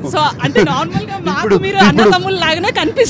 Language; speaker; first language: Telugu; native; Telugu